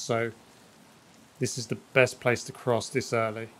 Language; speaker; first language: English; native; English